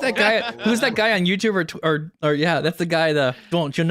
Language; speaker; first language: English; native; English